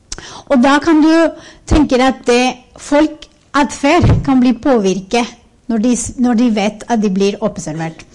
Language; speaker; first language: Norwegian; non-native, fluent; Spanish